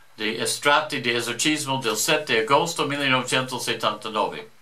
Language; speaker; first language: Italian; non-native, fluent; English